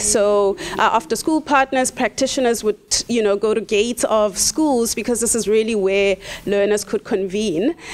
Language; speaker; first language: English; non-native, local second language; Tswana